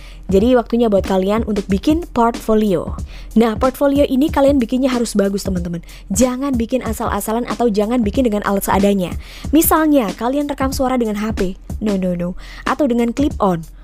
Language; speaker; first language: Indonesian; native; Indonesian